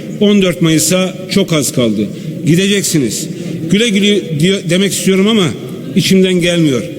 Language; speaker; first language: Turkish; native; Turkish